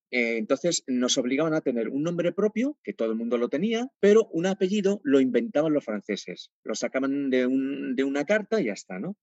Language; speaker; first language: Spanish; non-native, fluent; Berber languages